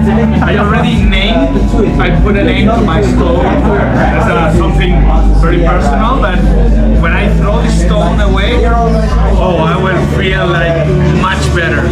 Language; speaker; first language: English; non-native, learner; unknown